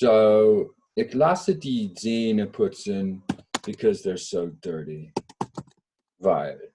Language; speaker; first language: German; non-native, fluent; English